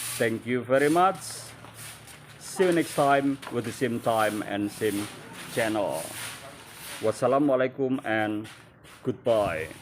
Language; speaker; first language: English; non-native, learner; Indonesian